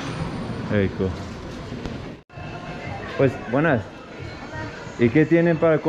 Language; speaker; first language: Spanish; non-native, learner; English